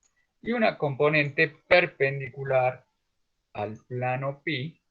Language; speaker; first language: Spanish; native; Spanish